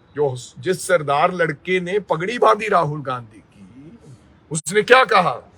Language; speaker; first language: Hindi; non-native, local second language; Punjabi